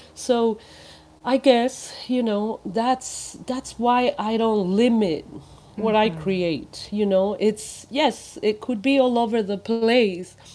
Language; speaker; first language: English; non-native, fluent; Spanish